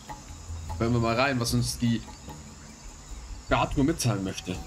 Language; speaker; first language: German; native; German